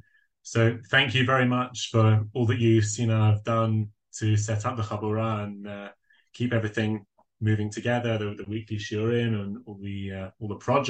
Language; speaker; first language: English; native; English